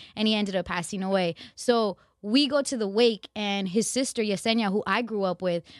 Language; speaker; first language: English; native; English